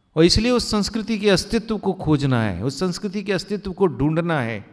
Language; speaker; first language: Hindi; native; Hindi